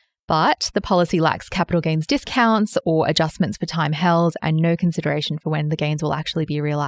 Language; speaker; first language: English; native; English